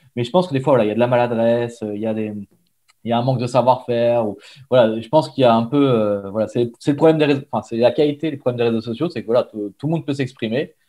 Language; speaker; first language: French; native; French